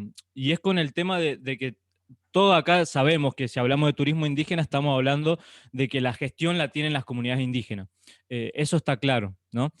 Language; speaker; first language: Spanish; native; Spanish